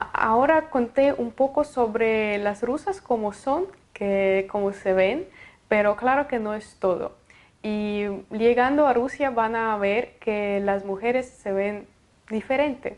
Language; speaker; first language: Spanish; non-native, fluent; Russian